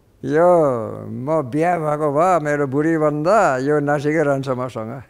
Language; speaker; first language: Nepali; non-native, fluent; English